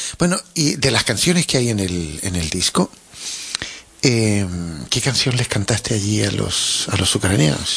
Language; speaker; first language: Spanish; native; Spanish